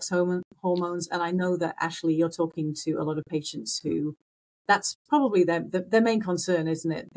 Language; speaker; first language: English; native; English